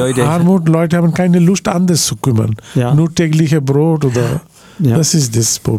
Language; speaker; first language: German; non-native, learner; Bangla